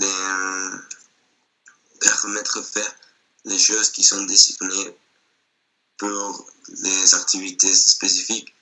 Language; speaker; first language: French; non-native, learner; Spanish